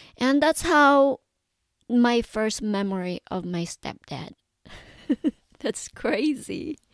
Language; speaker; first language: English; non-native, local second language; Cebuano